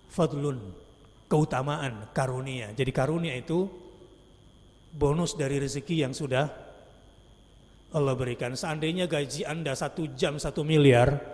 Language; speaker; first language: Indonesian; native; Indonesian